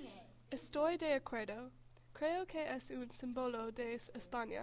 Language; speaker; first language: Spanish; non-native, learner; English